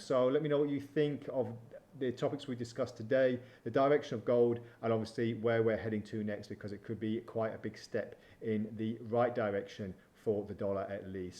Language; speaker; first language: English; native; English